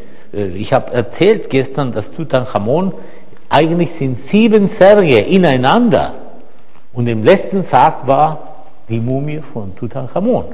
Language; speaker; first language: German; non-native, fluent; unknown